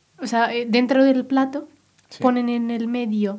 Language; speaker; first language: Spanish; non-native, local second language; Berber languages